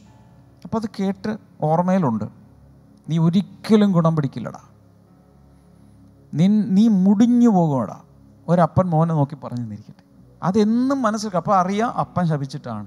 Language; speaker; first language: Malayalam; native; Malayalam